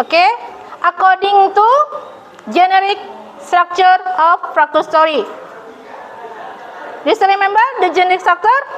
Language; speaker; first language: English; non-native, fluent; Indonesian